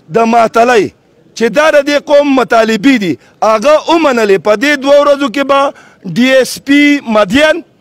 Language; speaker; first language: Pashto; native; Pashto